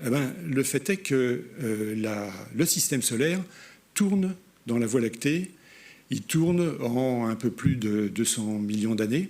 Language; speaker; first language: French; native; French